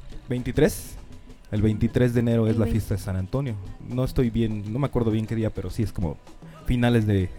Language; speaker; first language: Spanish; native; Spanish